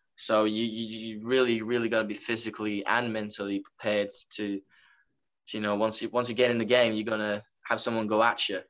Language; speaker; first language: English; non-native, fluent; Norwegian